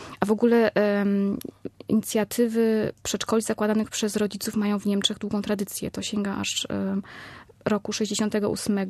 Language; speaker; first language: Polish; native; Polish